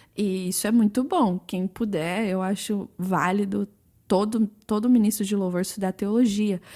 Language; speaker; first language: Portuguese; early bilingual, other home language; English